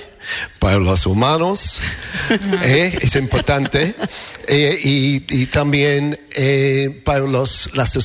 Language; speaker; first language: Spanish; non-native, learner; English